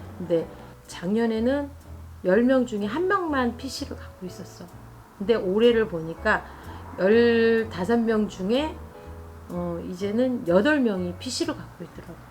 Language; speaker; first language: Korean; native; Korean